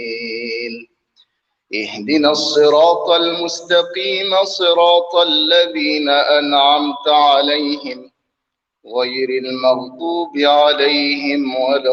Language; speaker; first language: Arabic; native; Arabic